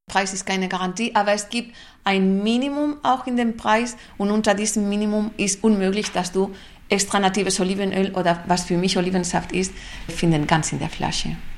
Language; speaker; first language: German; non-native, fluent; Spanish